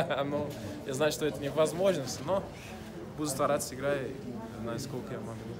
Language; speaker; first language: Russian; non-native, fluent; Portuguese